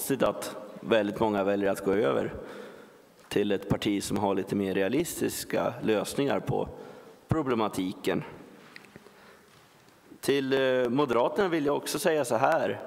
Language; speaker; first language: Swedish; native; Swedish